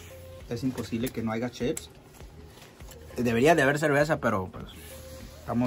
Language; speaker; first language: Spanish; native; Spanish